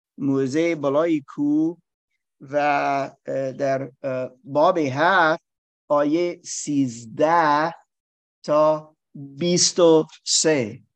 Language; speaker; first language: Persian; non-native, learner; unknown